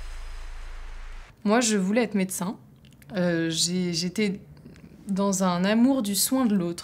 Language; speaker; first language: French; native; French